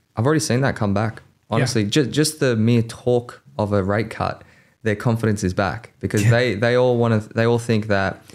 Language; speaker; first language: English; native; English